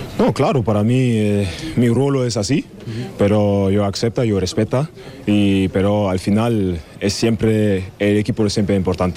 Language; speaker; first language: Spanish; non-native, learner; German